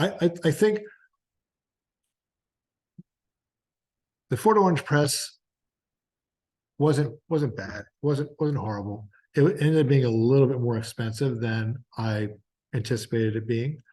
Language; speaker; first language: English; native; English